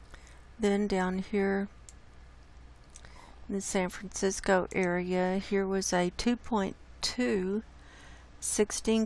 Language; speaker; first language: English; native; English